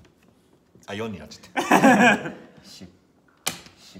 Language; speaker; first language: Japanese; native; Japanese